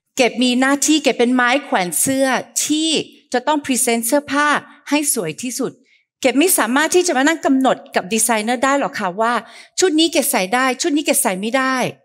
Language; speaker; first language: Thai; early bilingual, heritage; Thai